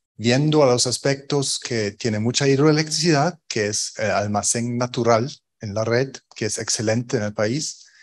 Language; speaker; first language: Spanish; non-native, fluent; German